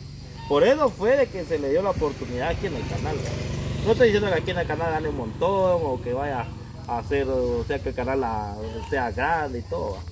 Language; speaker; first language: Spanish; native; Spanish